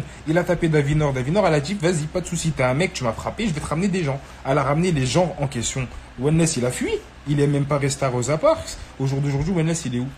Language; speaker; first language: French; native; French